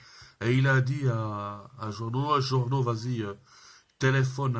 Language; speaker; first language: French; native; French